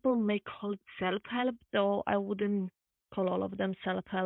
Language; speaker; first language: English; non-native, fluent; Polish